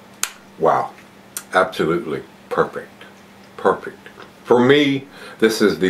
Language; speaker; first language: English; native; English